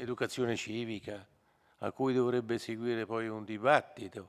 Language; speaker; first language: Italian; native; Italian